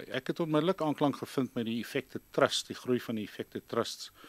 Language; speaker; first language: Afrikaans; native; Afrikaans